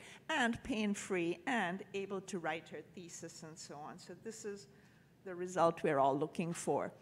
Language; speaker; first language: English; native; English